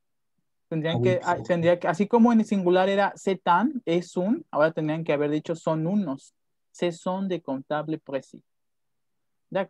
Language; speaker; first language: Spanish; native; Spanish